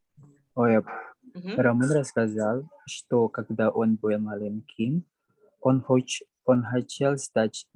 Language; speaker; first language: Russian; non-native, learner; Indonesian